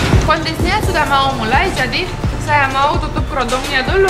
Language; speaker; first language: Indonesian; non-native, fluent; Romanian